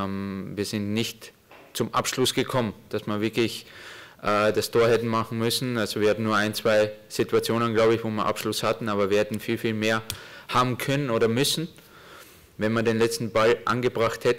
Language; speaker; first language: German; native; German